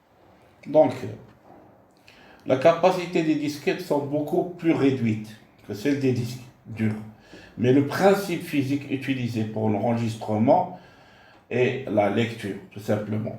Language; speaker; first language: French; non-native, local second language; Arabic